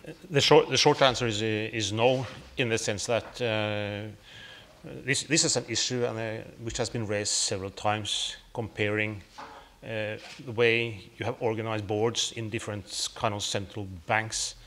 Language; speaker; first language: English; non-native, fluent; Norwegian